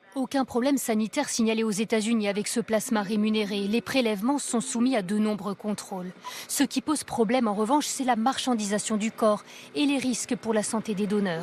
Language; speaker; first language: French; native; French